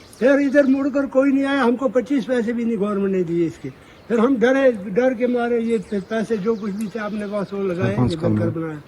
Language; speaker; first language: Urdu; non-native, local second language; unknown